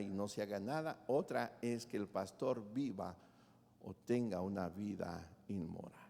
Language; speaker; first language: Spanish; native; Spanish